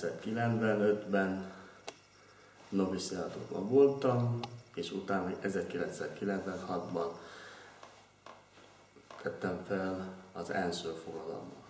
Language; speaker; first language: Hungarian; non-native, learner; Vietnamese